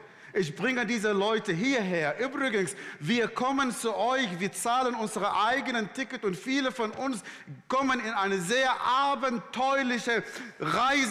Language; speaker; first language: German; non-native, fluent; Arabic